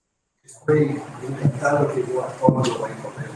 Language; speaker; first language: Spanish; non-native, fluent; Portuguese